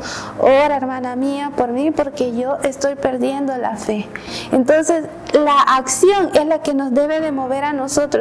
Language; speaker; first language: Spanish; native; Spanish